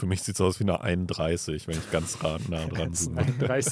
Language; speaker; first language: German; native; German